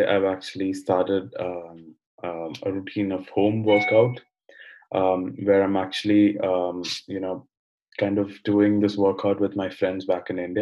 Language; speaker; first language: English; non-native, local second language; Malayalam